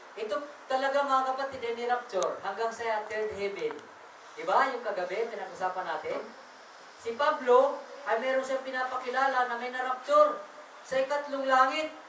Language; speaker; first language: Filipino; non-native, local second language; Waray